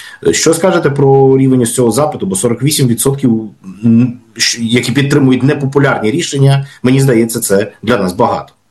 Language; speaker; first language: Ukrainian; native; Ukrainian